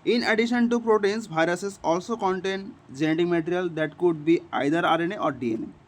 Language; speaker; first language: English; non-native, local second language; Bangla